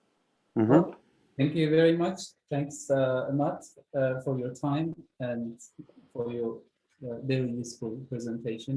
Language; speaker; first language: English; non-native, fluent; Turkish